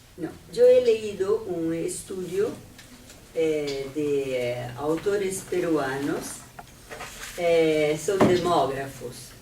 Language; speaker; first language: Spanish; non-native, fluent; Portuguese